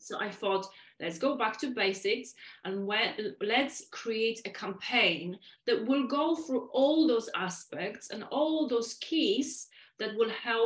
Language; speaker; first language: English; non-native, fluent; Polish